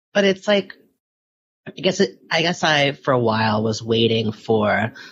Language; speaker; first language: English; early bilingual, other home language; Filipino